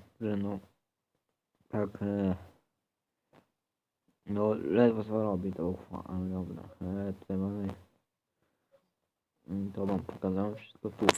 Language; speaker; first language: Polish; native; Polish